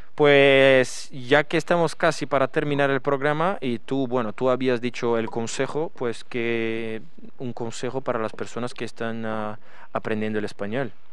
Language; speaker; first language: Spanish; non-native, fluent; Portuguese